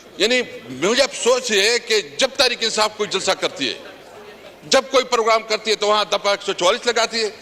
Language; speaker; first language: Urdu; non-native, local second language; Pashto